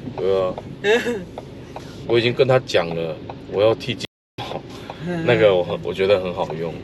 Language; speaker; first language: Chinese; non-native, fluent; Korean